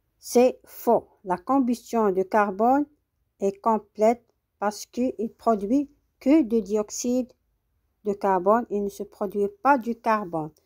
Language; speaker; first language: French; non-native, local second language; Arabic